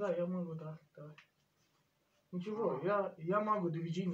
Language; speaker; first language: Russian; non-native, learner; Turkish